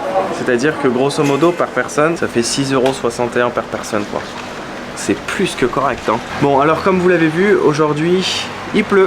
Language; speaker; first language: French; native; French